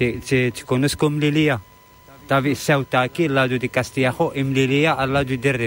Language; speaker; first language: Spanish; non-native, learner; Arabic